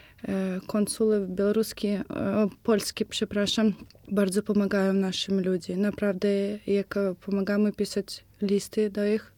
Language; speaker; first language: Polish; non-native, fluent; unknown